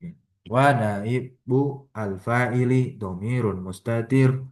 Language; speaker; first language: Arabic; non-native, fluent; Indonesian